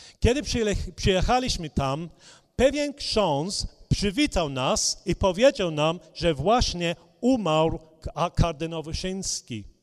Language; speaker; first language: Polish; non-native, fluent; English